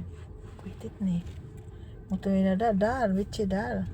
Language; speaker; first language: Dutch; non-native, learner; Filipino